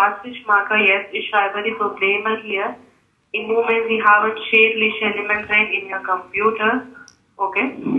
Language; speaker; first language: German; non-native, learner; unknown